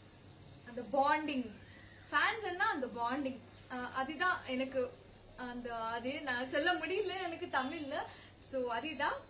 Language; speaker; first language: Tamil; non-native, learner; Telugu